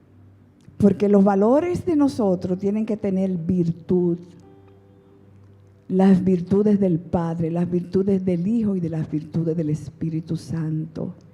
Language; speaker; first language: Spanish; native; Spanish